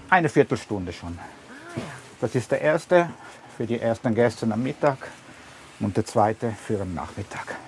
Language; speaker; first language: German; non-native, local second language; Italian